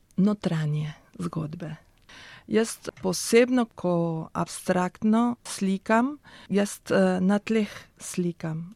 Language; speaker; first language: Slovenian; early bilingual, heritage; Spanish